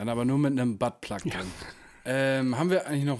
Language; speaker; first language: German; native; German